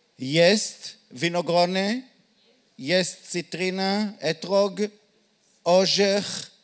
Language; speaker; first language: Polish; non-native, learner; Hebrew